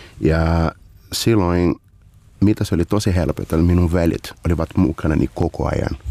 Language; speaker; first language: Finnish; non-native, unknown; Portuguese